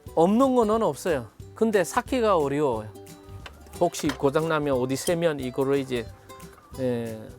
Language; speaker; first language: Korean; non-native, fluent; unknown